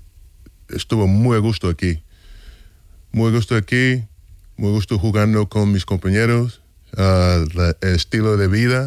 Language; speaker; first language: Spanish; non-native, fluent; English